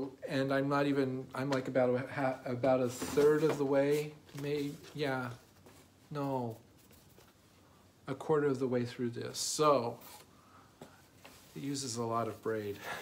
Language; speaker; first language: English; native; English